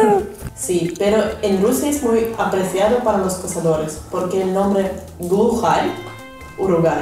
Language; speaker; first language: Spanish; non-native, learner; Russian